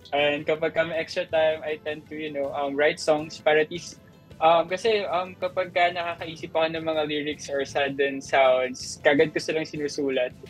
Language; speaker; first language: Filipino; non-native, local second language; Pampanga